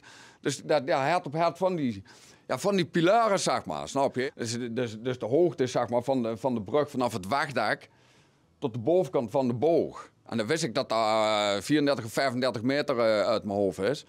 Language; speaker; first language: Dutch; native; Dutch